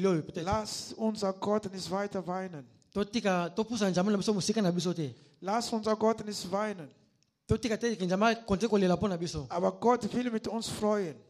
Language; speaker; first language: German; non-native, learner; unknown